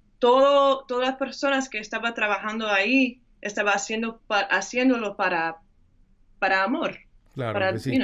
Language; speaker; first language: Spanish; early bilingual, heritage; English